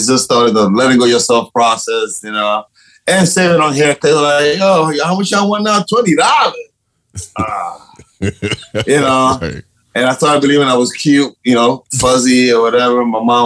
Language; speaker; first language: English; non-native, fluent; Spanish